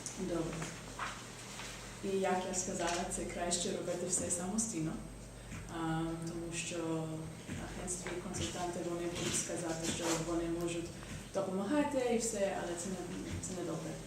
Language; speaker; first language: Ukrainian; non-native, learner; English